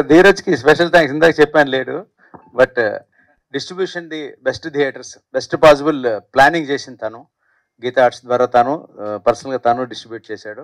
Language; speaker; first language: Telugu; native; Telugu